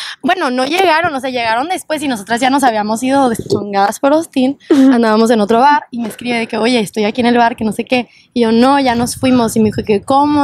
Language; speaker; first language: Spanish; native; Spanish